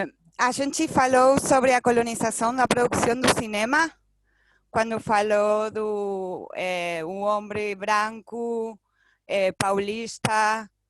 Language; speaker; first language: Portuguese; non-native, fluent; Spanish